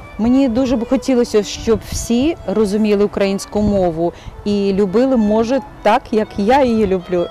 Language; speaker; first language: Ukrainian; non-native, fluent; Abkhazian